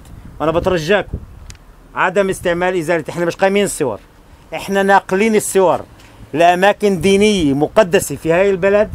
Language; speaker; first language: Arabic; native; Arabic